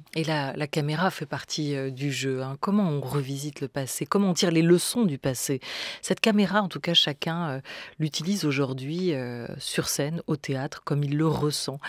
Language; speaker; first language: French; native; French